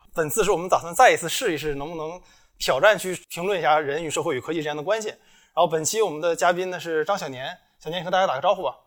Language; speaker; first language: Chinese; native; Chinese